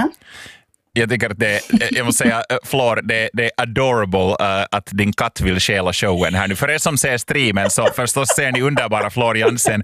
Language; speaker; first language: Swedish; native; Swedish